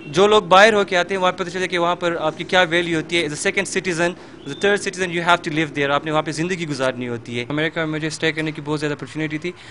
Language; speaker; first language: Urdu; non-native, local second language; Pashto